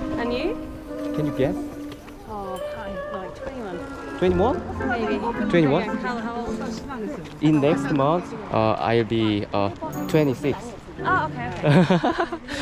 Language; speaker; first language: English; non-native, learner; Korean